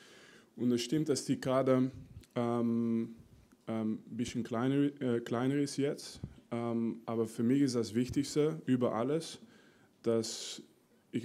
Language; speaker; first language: German; non-native, fluent; French